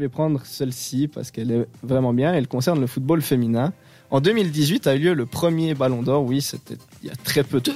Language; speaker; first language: French; native; French